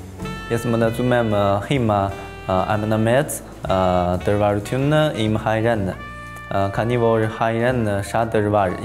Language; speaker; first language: Armenian; non-native, learner; Chinese